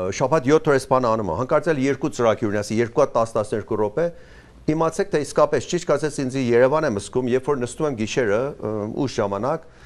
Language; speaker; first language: Armenian; early bilingual, heritage; Armenian